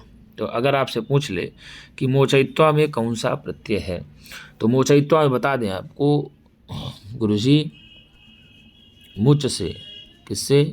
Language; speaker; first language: Hindi; native; Hindi